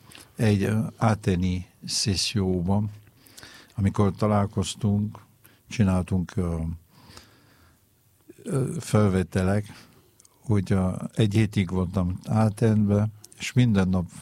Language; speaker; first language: Hungarian; non-native, fluent; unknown